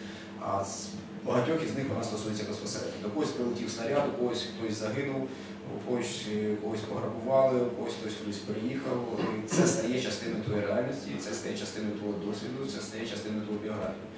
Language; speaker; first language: Ukrainian; native; Ukrainian